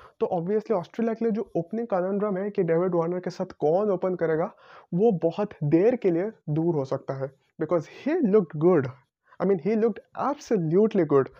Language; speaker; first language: Hindi; non-native, local second language; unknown